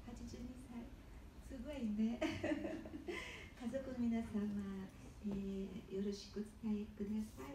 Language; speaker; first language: Japanese; early bilingual, heritage; Japanese